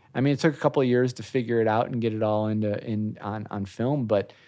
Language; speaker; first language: English; native; English